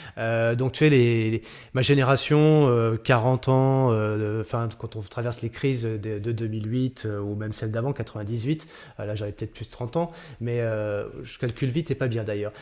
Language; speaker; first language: French; native; French